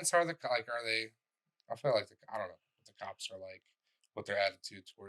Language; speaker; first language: English; native; English